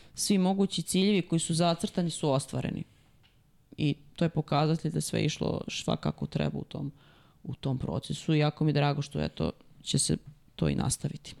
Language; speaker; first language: Serbian; native; Serbian